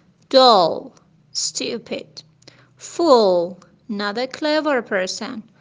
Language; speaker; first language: English; non-native, fluent; Persian